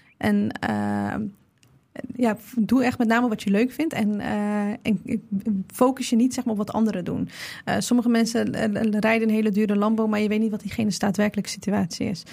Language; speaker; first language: Dutch; early bilingual, other home language; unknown